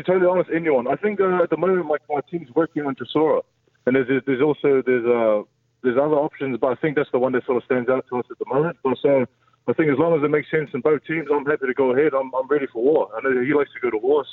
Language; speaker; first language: English; native; English